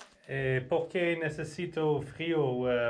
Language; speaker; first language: Spanish; non-native, learner; English